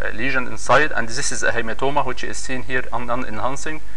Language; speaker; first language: English; non-native, fluent; Arabic